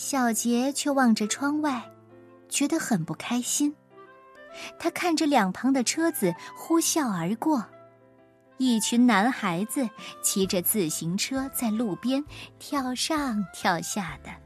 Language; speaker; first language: Chinese; native; Chinese